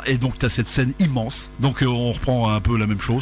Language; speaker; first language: French; native; French